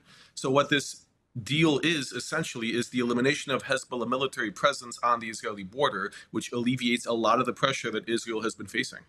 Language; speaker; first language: English; native; English